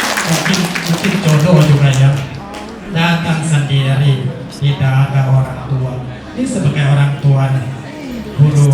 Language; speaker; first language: Indonesian; non-native, learner; Thai